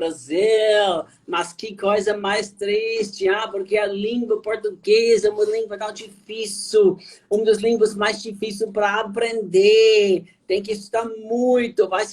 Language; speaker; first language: Portuguese; non-native, fluent; German